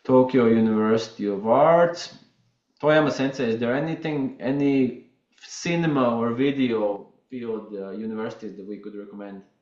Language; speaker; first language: English; non-native, fluent; Latvian